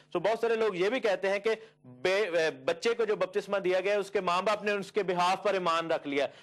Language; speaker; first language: Urdu; native; Urdu